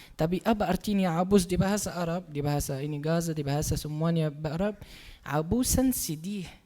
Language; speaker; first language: Indonesian; non-native, learner; Arabic